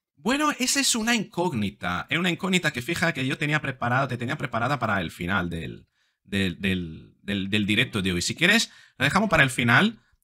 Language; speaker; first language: Spanish; non-native, fluent; Italian